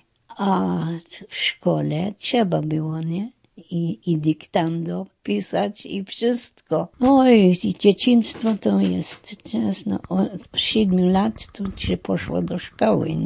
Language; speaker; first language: Polish; non-native, local second language; German